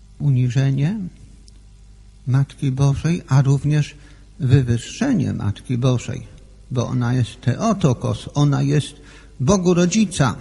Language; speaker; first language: Polish; native; Polish